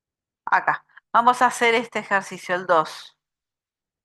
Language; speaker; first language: Spanish; native; Spanish